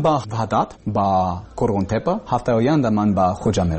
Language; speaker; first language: Persian; non-native, learner; English